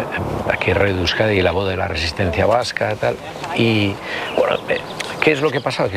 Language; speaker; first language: Spanish; native; Spanish